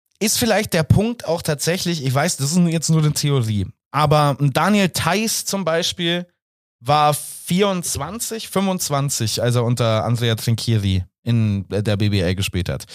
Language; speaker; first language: German; native; German